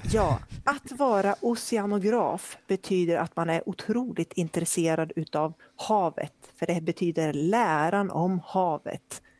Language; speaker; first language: Swedish; native; Swedish